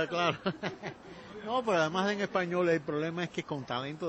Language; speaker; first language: Spanish; native; Spanish